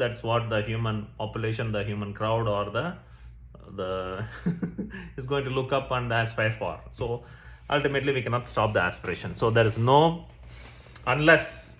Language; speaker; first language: English; non-native, local second language; Tamil